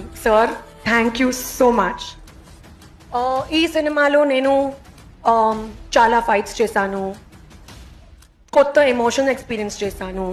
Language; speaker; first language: Telugu; non-native, fluent; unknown